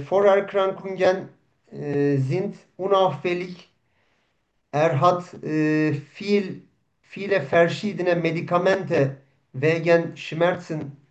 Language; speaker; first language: German; non-native, fluent; Turkish